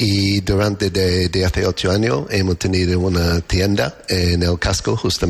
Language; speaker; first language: Spanish; non-native, learner; English